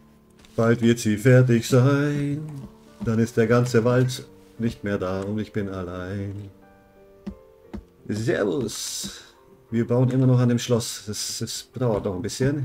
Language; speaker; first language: German; native; German